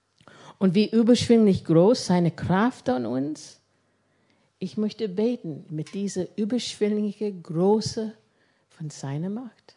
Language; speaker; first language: German; non-native, fluent; English